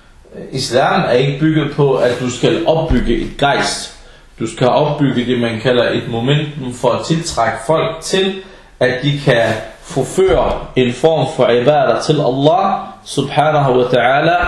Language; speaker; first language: Danish; non-native, fluent; Arabic